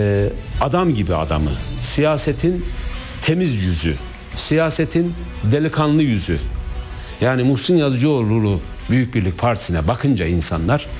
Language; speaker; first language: Turkish; native; Turkish